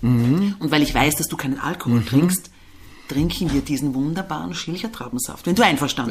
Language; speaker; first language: German; native; German